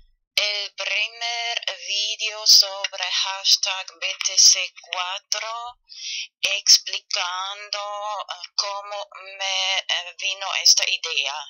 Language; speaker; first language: Spanish; non-native, fluent; German